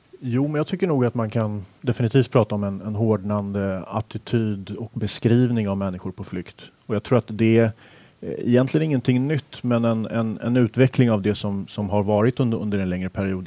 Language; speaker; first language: Swedish; native; Swedish